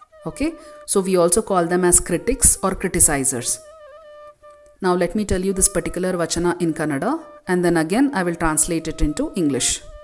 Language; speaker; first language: English; non-native, local second language; Kannada